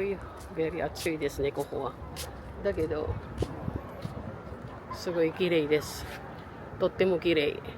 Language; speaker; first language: Japanese; non-native, learner; Filipino